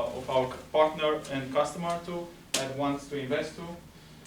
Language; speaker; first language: English; non-native, fluent; Romanian